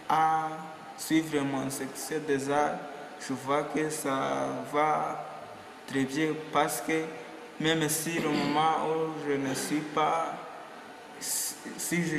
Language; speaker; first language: French; non-native, local second language; Kinyarwanda